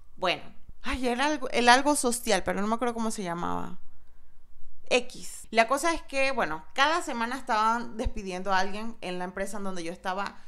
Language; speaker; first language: Spanish; native; Spanish